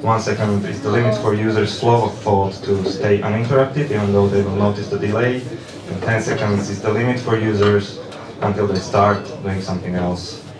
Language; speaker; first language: English; non-native, fluent; Slovak